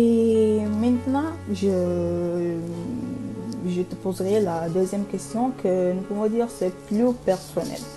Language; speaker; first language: French; non-native, learner; Italian